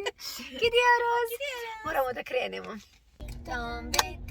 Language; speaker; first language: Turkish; non-native, learner; Bosnian